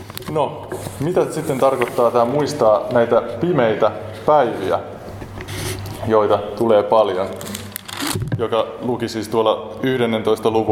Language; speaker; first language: Finnish; native; Finnish